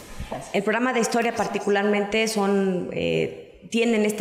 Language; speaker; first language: Spanish; native; Spanish